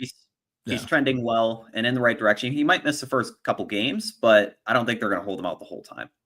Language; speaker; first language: English; native; English